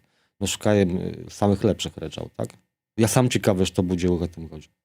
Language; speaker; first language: Polish; non-native, local second language; Belarusian